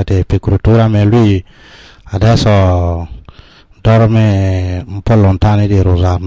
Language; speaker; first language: Italian; non-native, learner; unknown